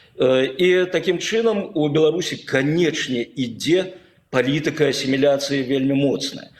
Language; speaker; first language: Belarusian; non-native, local second language; Russian